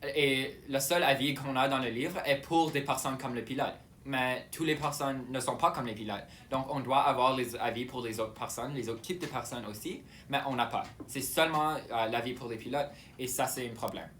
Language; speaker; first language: French; non-native, local second language; English